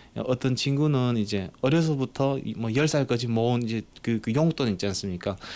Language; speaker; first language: Korean; native; Korean